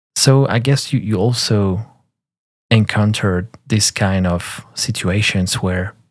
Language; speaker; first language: English; non-native, fluent; French